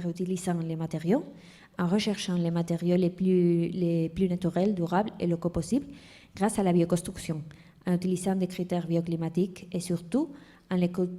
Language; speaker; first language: French; non-native, fluent; Spanish